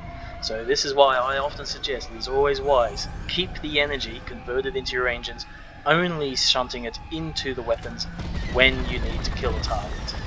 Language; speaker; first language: English; native; English